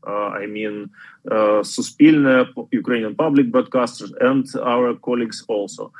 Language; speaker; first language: English; non-native, fluent; Ukrainian